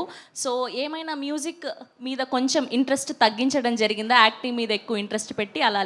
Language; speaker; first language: Telugu; native; Telugu